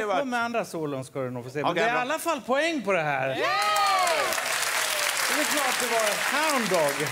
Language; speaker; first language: Swedish; native; Swedish